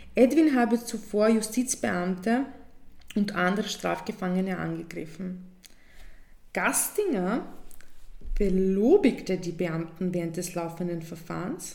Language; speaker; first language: German; early bilingual, other home language; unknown